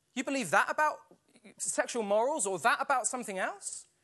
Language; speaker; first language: English; native; English